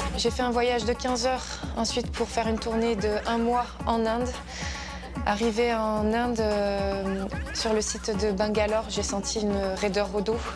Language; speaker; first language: French; early bilingual, other home language; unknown